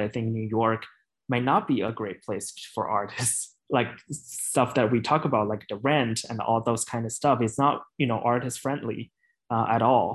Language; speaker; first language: English; non-native, fluent; Chinese